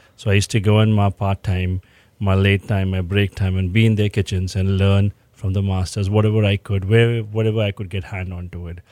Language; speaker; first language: English; non-native, local second language; Hindi